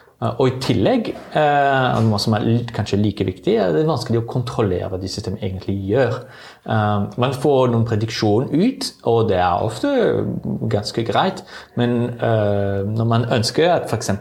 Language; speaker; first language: Norwegian; non-native, fluent; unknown